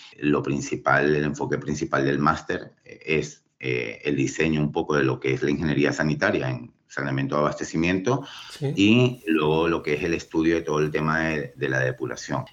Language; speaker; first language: Spanish; native; Spanish